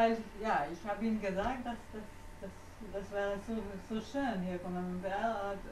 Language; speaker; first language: German; non-native, learner; Hungarian